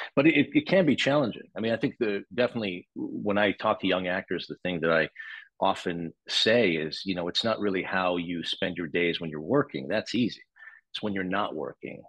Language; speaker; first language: English; native; English